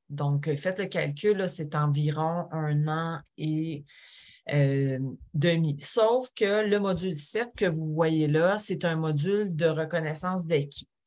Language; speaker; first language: French; native; French